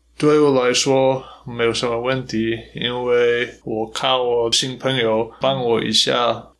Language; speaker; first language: Chinese; non-native, fluent; Polish